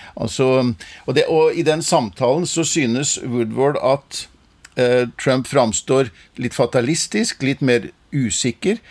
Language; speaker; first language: Norwegian; native; Norwegian